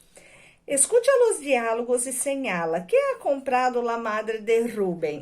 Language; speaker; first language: Spanish; non-native, fluent; Portuguese